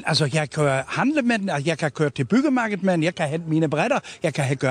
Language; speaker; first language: Danish; native; Danish